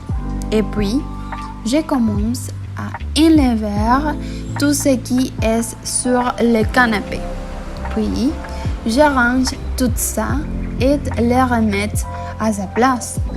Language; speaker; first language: French; non-native, learner; Spanish